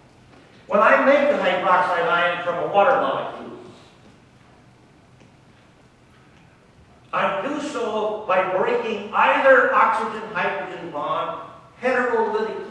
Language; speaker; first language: English; native; English